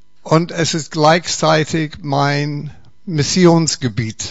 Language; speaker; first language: German; non-native, fluent; English